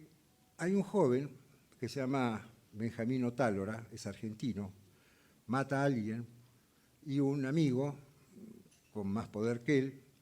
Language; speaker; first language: Spanish; native; Spanish